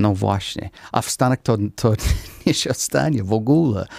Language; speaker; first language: Polish; non-native, learner; English